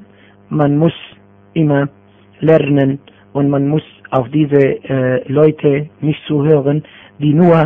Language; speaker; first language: German; non-native, fluent; Arabic